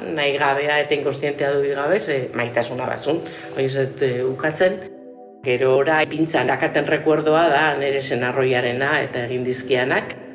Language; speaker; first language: Basque; native; Basque